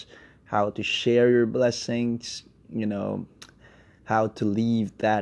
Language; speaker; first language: English; non-native, local second language; Filipino